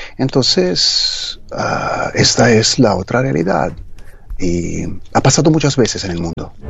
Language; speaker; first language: Spanish; non-native, fluent; Italian